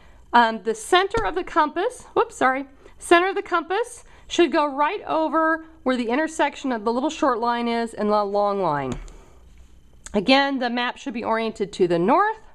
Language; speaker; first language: English; native; English